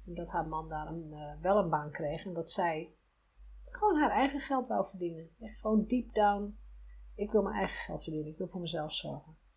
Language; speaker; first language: Dutch; native; Dutch